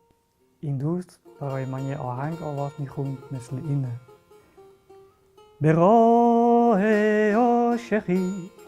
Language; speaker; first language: Persian; non-native, learner; Dutch